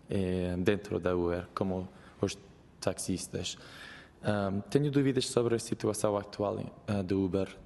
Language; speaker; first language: Portuguese; non-native, learner; English